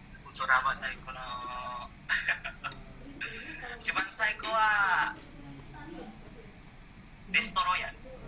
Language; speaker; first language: Japanese; non-native, learner; Indonesian